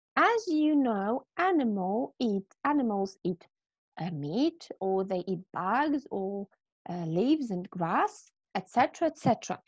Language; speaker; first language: English; non-native, fluent; Polish